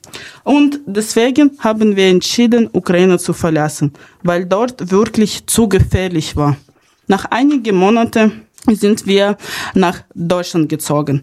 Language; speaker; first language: German; non-native, fluent; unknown